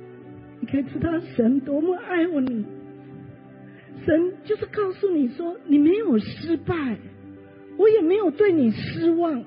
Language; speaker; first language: Chinese; native; Chinese